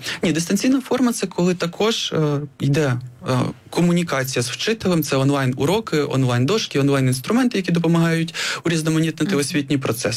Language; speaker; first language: Ukrainian; native; Ukrainian